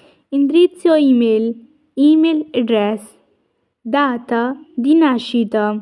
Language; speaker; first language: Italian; non-native, fluent; Urdu